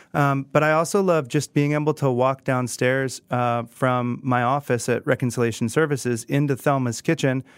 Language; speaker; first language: English; native; English